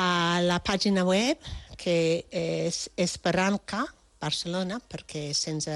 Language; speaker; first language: Catalan; non-native, fluent; French